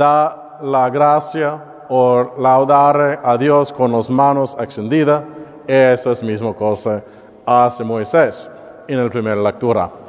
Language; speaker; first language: Spanish; non-native, learner; English